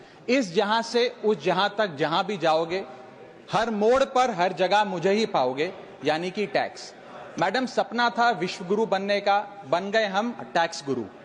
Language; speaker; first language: Hindi; native; Hindi